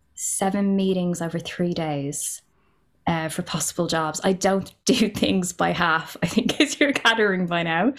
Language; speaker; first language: English; native; English